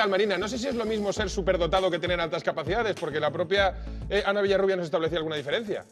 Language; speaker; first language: Spanish; native; Spanish